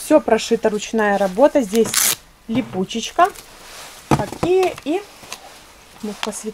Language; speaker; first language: Russian; native; Russian